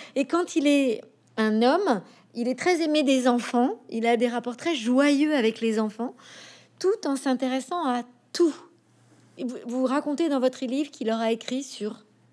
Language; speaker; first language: French; native; French